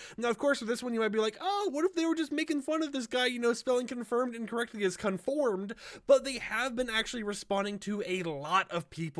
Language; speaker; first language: English; native; English